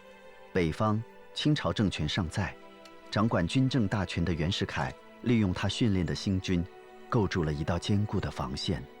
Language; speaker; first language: Chinese; native; Chinese